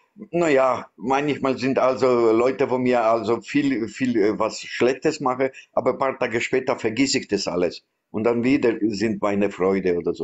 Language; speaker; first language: German; non-native, learner; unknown